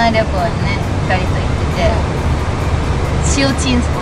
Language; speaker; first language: Japanese; native; Japanese